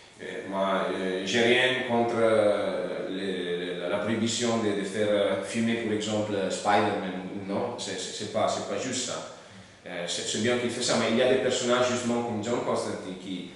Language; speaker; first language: French; non-native, learner; Italian